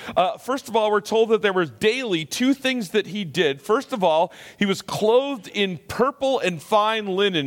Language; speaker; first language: English; native; English